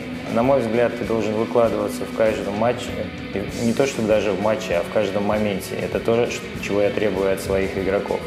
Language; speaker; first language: Russian; native; Russian